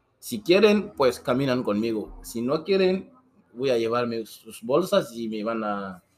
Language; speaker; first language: Spanish; non-native, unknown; Susu